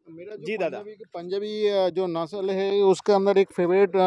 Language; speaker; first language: Hindi; non-native, local second language; Bangla